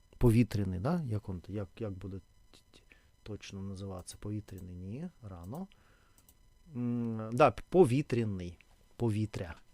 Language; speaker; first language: Ukrainian; native; Ukrainian